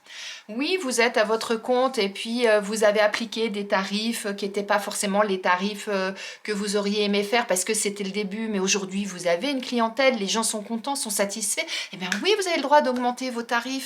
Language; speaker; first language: French; native; French